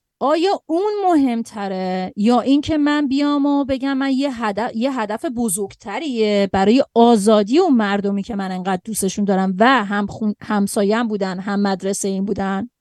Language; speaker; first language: Persian; native; Persian